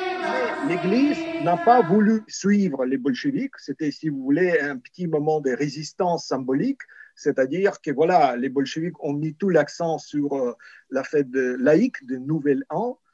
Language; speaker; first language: French; non-native, fluent; Ukrainian